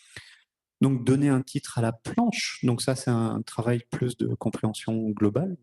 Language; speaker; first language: French; native; French